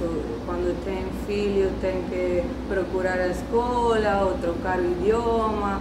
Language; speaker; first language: Portuguese; non-native, learner; Spanish